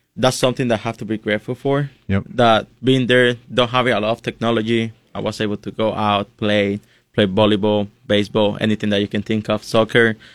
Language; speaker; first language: English; non-native, fluent; Spanish